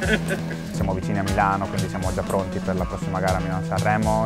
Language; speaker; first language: Italian; native; Italian